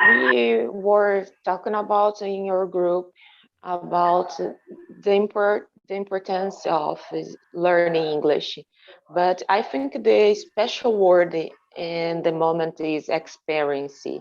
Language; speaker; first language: English; non-native, fluent; Portuguese